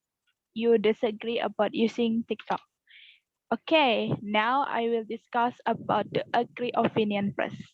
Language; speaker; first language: English; non-native, learner; Indonesian